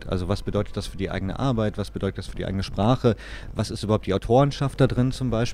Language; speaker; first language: German; native; German